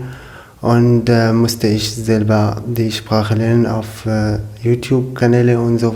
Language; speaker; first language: German; non-native, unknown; Arabic